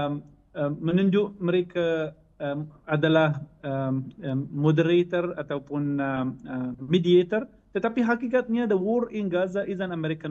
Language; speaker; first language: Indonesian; non-native, fluent; Arabic